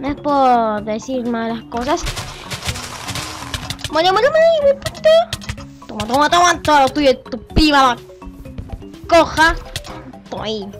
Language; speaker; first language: Spanish; native; Spanish